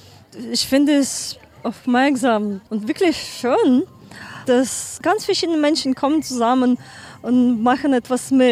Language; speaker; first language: German; non-native, learner; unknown